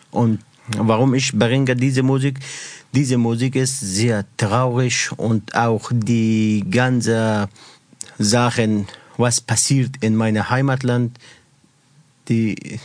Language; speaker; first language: German; non-native, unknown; Persian